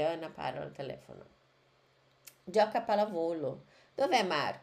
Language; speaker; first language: Italian; non-native, fluent; Portuguese